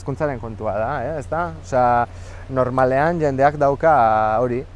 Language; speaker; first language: Basque; non-native, fluent; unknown